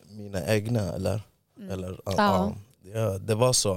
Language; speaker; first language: Swedish; early bilingual, other home language; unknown